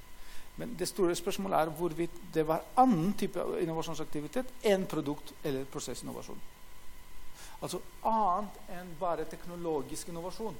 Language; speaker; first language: Norwegian; non-native, fluent; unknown